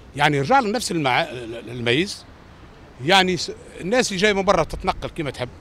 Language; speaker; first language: Arabic; native; Arabic